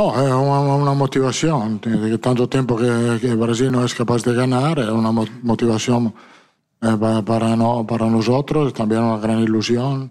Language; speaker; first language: Spanish; non-native, fluent; Italian